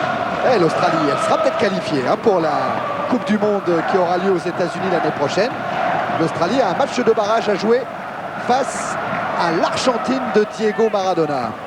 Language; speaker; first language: French; native; French